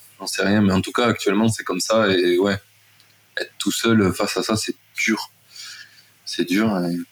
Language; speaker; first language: French; native; French